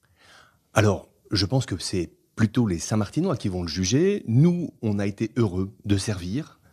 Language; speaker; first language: French; native; French